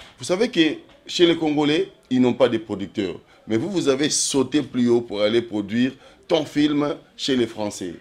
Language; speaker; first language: French; non-native, local second language; Lingala